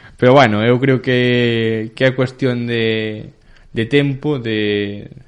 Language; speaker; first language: Galician; early bilingual, other home language; Spanish